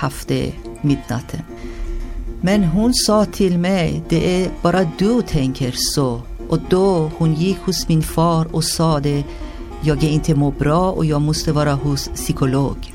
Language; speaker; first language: Swedish; non-native, learner; Persian